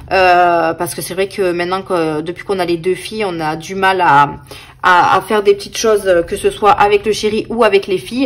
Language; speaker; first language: French; native; French